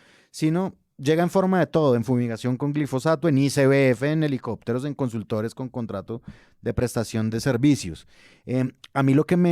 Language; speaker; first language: Spanish; native; Spanish